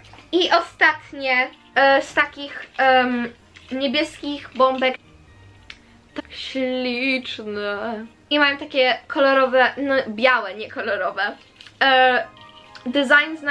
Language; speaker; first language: Polish; early bilingual, heritage; Polish